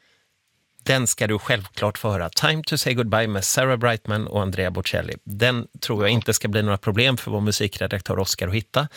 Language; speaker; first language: Swedish; native; Swedish